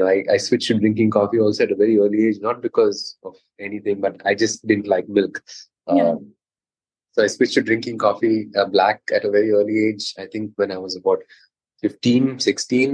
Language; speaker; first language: English; non-native, local second language; Konkani